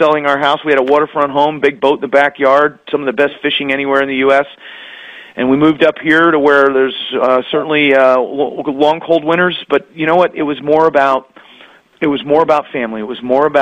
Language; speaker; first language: English; native; English